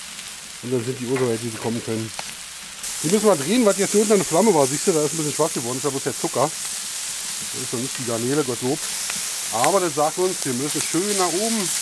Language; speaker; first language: German; native; German